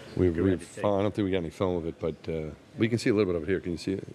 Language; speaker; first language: English; native; English